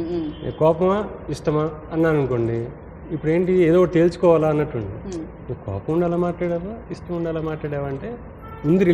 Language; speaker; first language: Telugu; native; Telugu